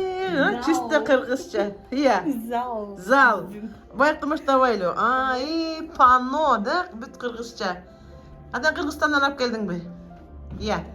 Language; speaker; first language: Kyrgyz; native; Kyrgyz